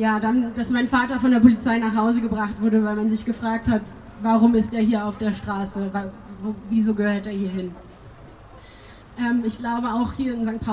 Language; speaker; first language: German; early bilingual, other home language; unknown